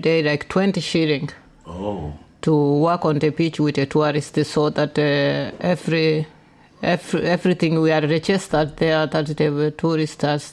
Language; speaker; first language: English; non-native, local second language; Gusii